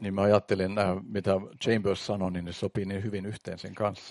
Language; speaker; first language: Finnish; native; Finnish